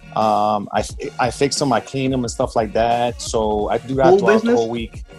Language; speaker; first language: English; native; English